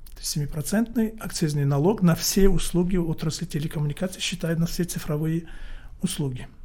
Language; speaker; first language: Russian; non-native, local second language; Tajik